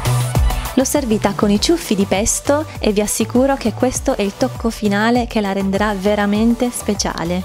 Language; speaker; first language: Italian; native; Italian